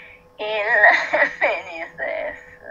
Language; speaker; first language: Spanish; non-native, learner; Italian